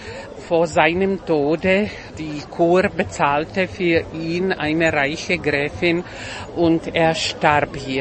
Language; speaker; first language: German; non-native, fluent; Czech